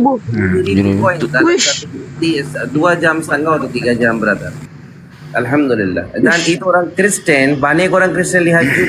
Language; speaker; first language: Indonesian; non-native, learner; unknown